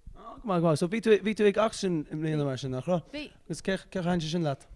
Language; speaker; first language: Irish; native; Irish